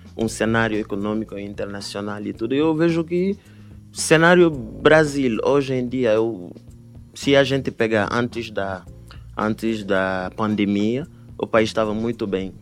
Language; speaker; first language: Portuguese; non-native, fluent; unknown